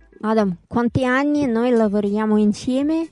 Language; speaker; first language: Italian; non-native, learner; Russian